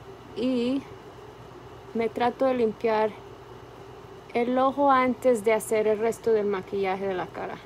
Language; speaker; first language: Spanish; early bilingual, heritage; Spanish